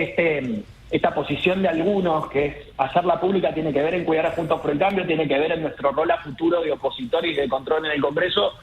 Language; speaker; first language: Spanish; native; Spanish